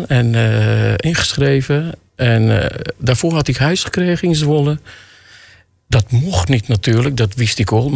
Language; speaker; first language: Dutch; non-native, fluent; Armenian